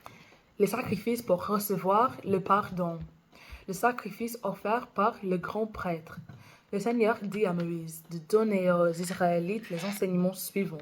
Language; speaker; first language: French; non-native, fluent; English